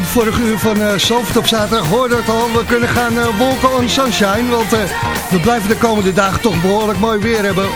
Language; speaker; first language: Dutch; native; Dutch